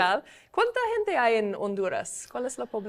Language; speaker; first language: Spanish; non-native, fluent; English